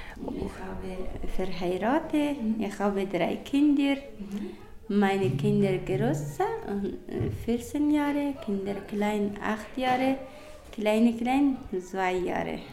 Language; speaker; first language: German; non-native, learner; Persian